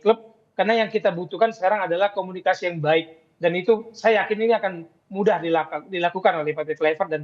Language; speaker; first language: Indonesian; native; Indonesian